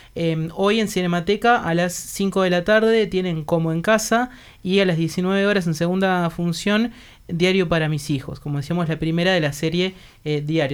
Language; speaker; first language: Spanish; native; Spanish